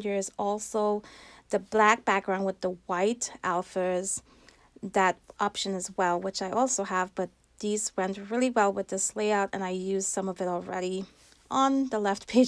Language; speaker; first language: English; native; English